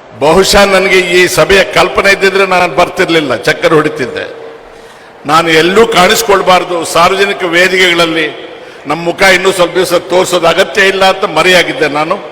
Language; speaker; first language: Kannada; native; Kannada